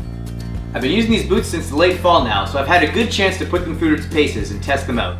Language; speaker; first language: English; native; English